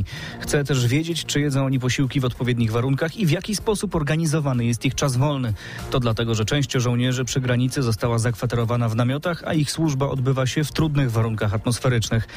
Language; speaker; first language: Polish; native; Polish